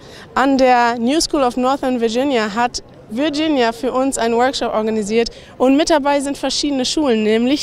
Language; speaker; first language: German; native; German